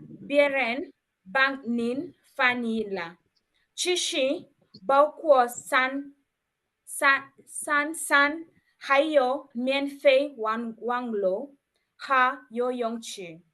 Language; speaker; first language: Chinese; non-native, learner; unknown